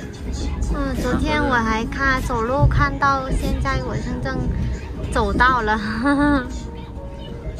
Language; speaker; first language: Chinese; non-native, fluent; Vietnamese